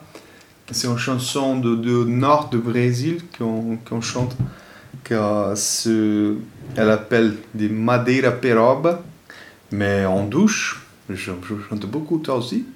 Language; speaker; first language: French; non-native, fluent; Portuguese